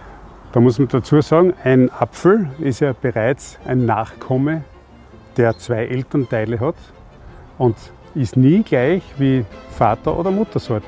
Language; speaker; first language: German; native; German